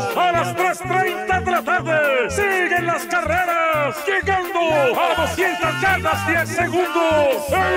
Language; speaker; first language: Spanish; native; Spanish